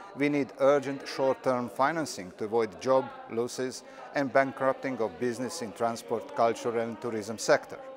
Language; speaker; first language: English; non-native, fluent; Croatian